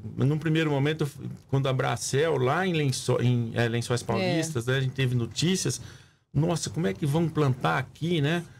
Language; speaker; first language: Portuguese; native; Portuguese